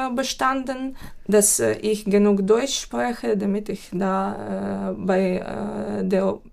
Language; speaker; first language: German; non-native, fluent; Ukrainian